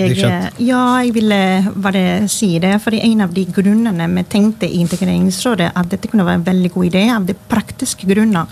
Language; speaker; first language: Norwegian; non-native, fluent; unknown